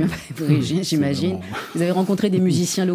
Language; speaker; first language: French; native; French